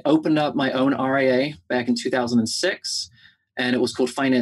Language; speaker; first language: English; native; English